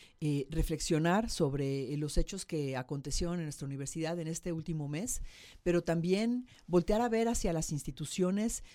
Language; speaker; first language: Spanish; native; Spanish